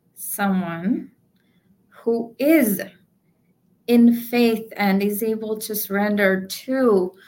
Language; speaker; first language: English; non-native, local second language; Gujarati